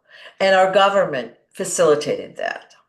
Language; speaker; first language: English; native; English